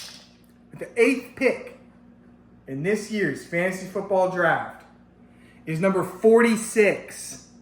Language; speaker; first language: English; native; English